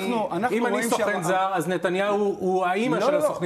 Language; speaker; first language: Hebrew; native; Hebrew